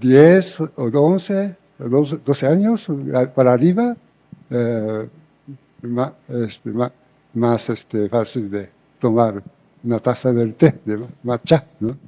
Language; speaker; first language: Spanish; non-native, fluent; Japanese